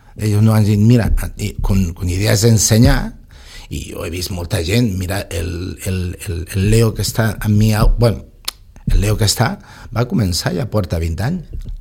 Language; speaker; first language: Catalan; non-native, local second language; Spanish